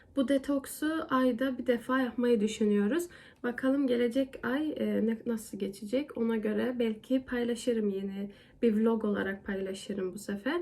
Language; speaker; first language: Turkish; early bilingual, heritage; Turkish